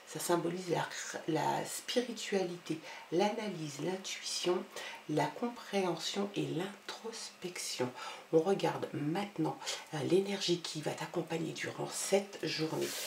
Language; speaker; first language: French; native; French